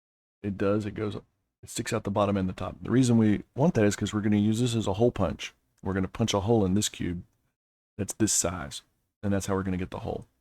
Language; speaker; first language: English; native; English